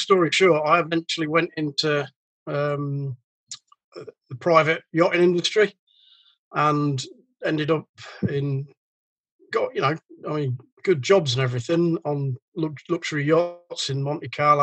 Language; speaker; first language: English; native; English